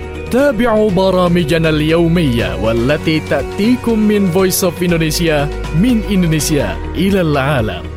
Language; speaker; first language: Arabic; non-native, fluent; Indonesian